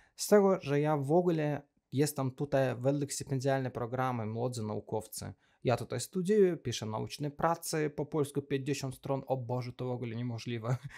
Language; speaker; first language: Polish; non-native, learner; Azerbaijani